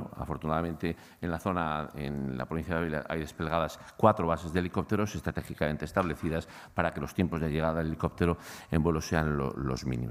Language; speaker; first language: Spanish; native; Spanish